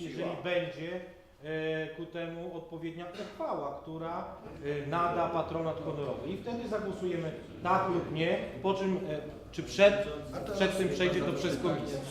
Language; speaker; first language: Polish; native; Polish